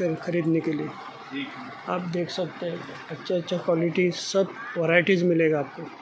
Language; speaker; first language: Hindi; non-native, local second language; Marathi